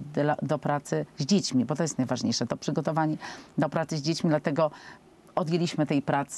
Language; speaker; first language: Polish; native; Polish